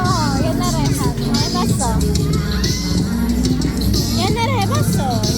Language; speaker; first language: Korean; non-native, fluent; Filipino